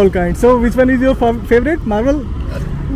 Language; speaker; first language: English; non-native, local second language; Hindi